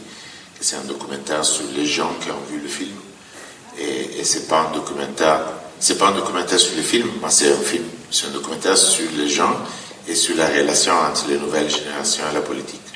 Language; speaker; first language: French; non-native, fluent; Italian